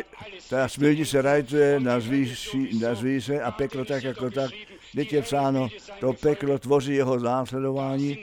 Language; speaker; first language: Czech; non-native, fluent; German